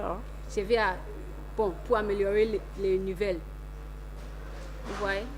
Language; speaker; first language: French; non-native, learner; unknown